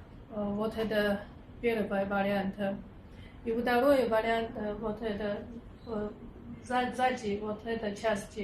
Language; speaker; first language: Russian; non-native, learner; Chinese